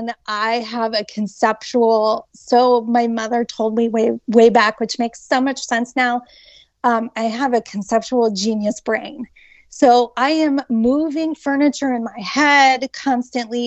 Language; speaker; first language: English; native; English